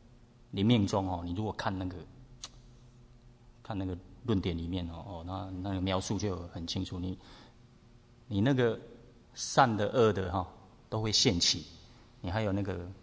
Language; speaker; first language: Chinese; native; Chinese